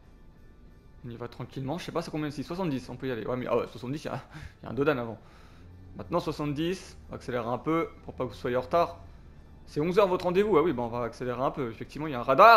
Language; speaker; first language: French; native; French